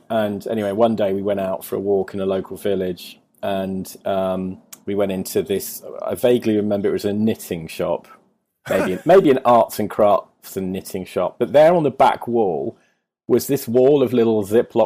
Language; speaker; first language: English; native; English